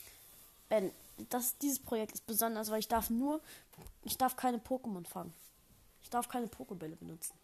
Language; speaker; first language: German; native; German